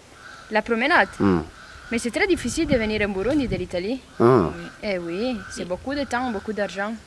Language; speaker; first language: French; non-native, learner; Italian